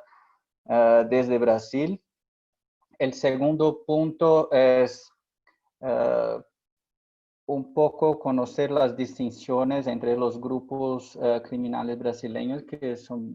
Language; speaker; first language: Spanish; non-native, fluent; Portuguese